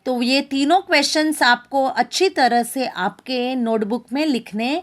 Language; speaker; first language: Hindi; non-native, local second language; Marathi